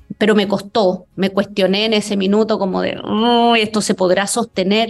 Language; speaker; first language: Spanish; native; Spanish